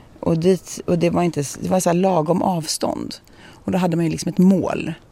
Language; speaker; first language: Swedish; native; Swedish